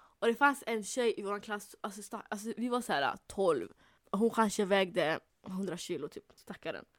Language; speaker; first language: Swedish; early bilingual, other home language; Somali